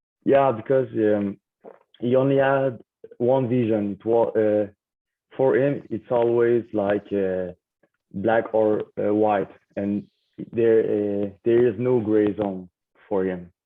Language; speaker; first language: English; non-native, learner; French